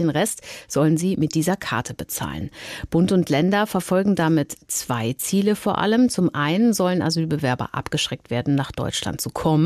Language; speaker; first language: German; native; German